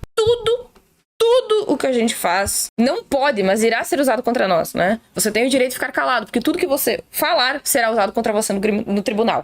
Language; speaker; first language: Portuguese; native; Portuguese